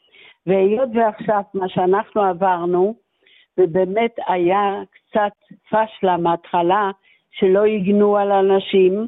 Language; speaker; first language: Hebrew; non-native, fluent; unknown